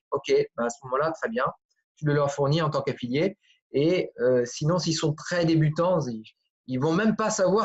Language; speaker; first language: French; native; French